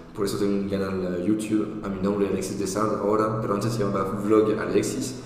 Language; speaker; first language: Spanish; non-native, fluent; French